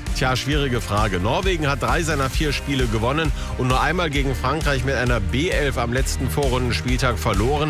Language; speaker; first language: German; native; German